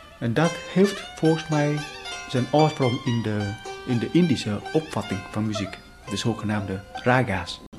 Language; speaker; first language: Dutch; non-native, fluent; Vietnamese